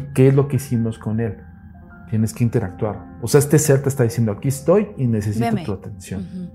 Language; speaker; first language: Spanish; native; Spanish